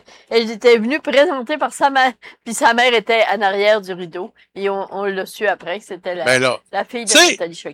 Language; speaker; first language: French; native; French